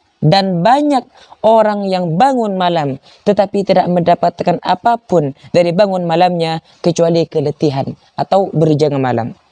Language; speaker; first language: Malay; non-native, local second language; Madurese